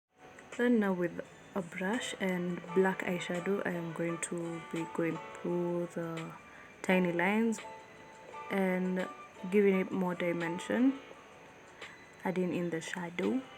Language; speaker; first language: English; non-native, local second language; Swahili